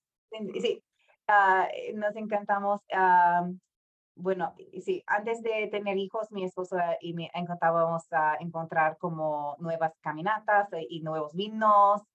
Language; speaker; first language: Spanish; non-native, fluent; English